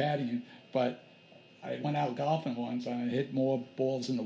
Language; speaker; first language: English; native; English